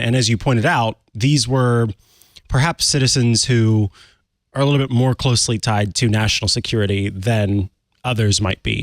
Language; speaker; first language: English; native; English